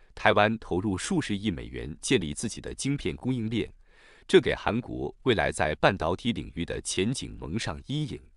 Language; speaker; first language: Chinese; native; Chinese